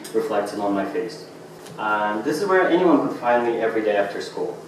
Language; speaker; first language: English; non-native, fluent; Russian